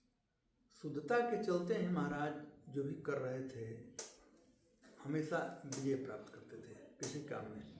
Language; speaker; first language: Hindi; native; Hindi